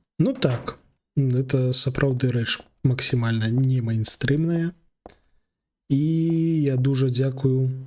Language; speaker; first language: Belarusian; non-native, local second language; Russian